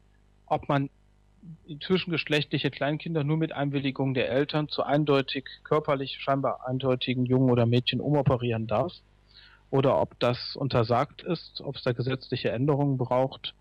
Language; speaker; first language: German; native; German